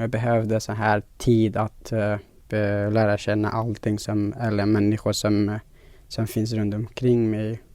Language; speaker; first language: Swedish; non-native, fluent; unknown